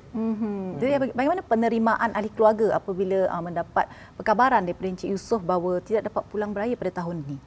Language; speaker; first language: Malay; native; Malay